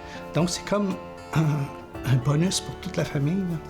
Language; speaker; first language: French; native; French